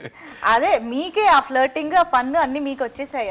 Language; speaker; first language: Telugu; native; Telugu